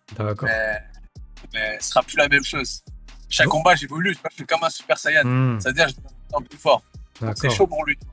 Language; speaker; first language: French; early bilingual, other home language; Thai